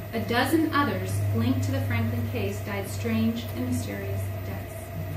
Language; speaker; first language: English; native; English